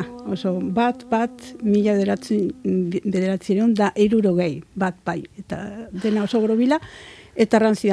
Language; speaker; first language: Basque; non-native, local second language; Spanish